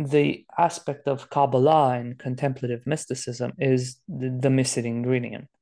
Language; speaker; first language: English; non-native, fluent; Romanian